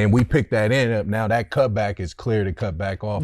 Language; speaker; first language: English; native; English